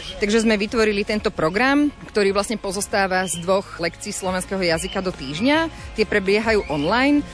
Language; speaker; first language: Slovak; native; Slovak